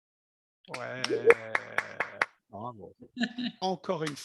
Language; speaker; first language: French; non-native, fluent; English